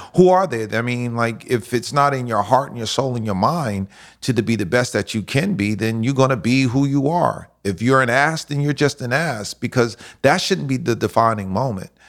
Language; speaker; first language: English; native; English